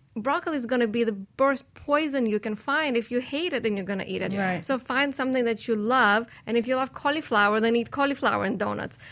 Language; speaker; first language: English; non-native, fluent; Russian